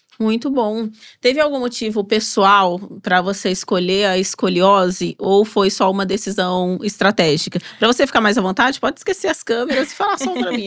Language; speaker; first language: Portuguese; native; Portuguese